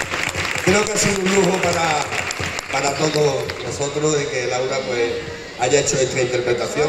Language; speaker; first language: Spanish; native; Spanish